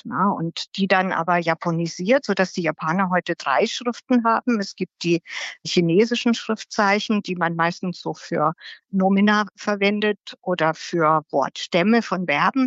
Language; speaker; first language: German; native; German